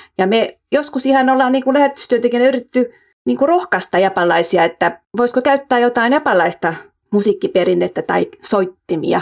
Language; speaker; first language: Finnish; early bilingual, heritage; Finnish